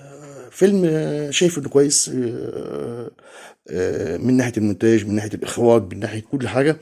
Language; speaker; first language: Arabic; native; Arabic